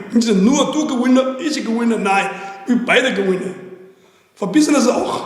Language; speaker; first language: German; non-native, learner; Chinese